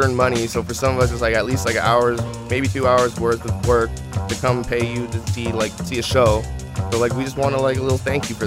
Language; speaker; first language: English; native; English